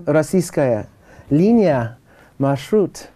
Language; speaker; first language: Russian; non-native, learner; English